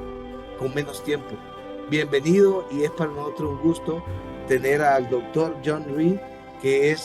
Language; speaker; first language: Spanish; native; Spanish